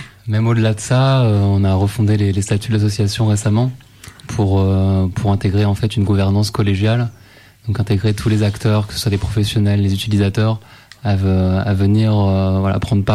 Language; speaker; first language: French; native; French